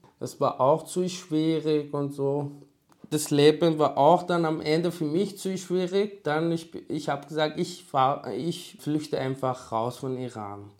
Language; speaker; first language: German; non-native, learner; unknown